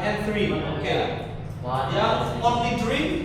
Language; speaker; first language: English; non-native, learner; Indonesian